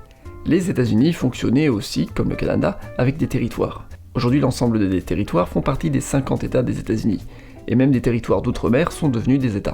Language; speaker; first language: French; native; French